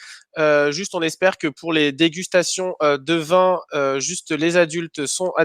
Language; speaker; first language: French; native; French